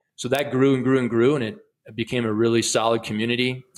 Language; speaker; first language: English; native; English